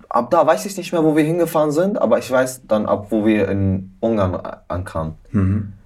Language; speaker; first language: German; early bilingual, other home language; Arabic